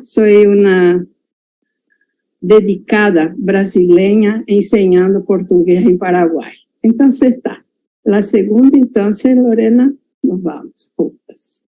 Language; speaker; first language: Spanish; non-native, fluent; Portuguese